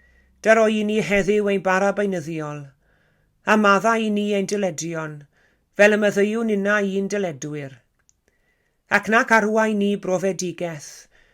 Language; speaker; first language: Welsh; native; Welsh